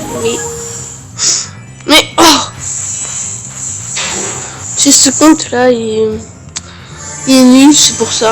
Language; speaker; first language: French; early bilingual, other home language; Romanian